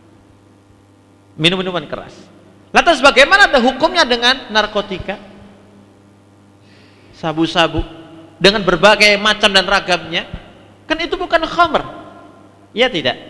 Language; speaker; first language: Indonesian; native; Indonesian